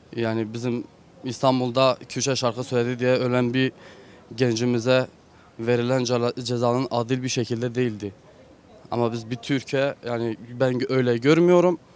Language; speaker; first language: Turkish; non-native, local second language; Kurdish